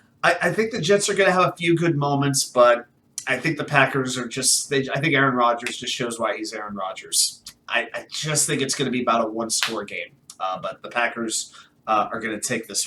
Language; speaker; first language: English; native; English